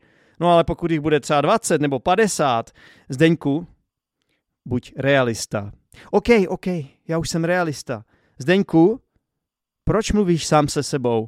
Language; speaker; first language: Czech; native; Czech